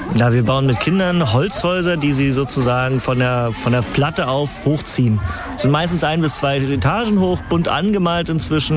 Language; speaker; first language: German; native; German